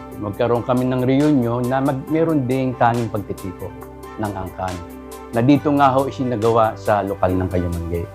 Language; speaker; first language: Filipino; native; Filipino